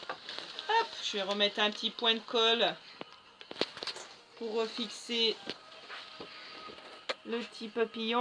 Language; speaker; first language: French; native; French